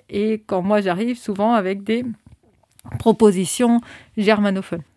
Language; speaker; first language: French; non-native, fluent; Spanish